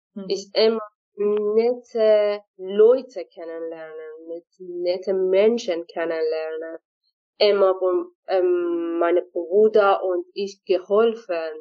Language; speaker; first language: German; non-native, learner; Persian